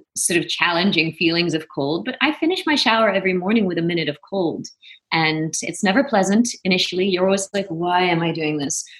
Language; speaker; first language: English; non-native, fluent; Dutch